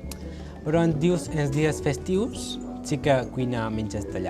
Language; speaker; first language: Catalan; early bilingual, other home language; Georgian